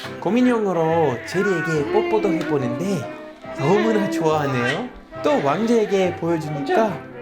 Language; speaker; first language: Korean; native; Korean